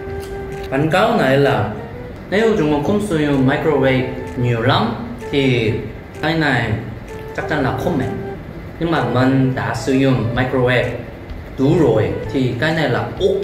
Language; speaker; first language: Vietnamese; non-native, learner; Korean